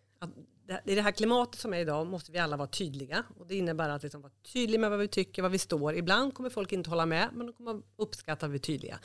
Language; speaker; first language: Swedish; native; Swedish